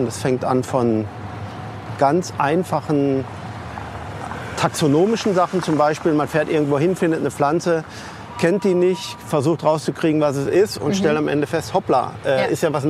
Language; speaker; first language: German; native; German